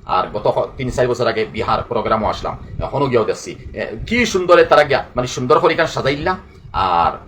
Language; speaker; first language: Bangla; non-native, local second language; Sylheti